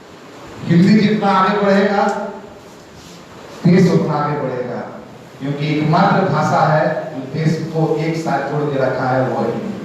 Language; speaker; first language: Hindi; native; Hindi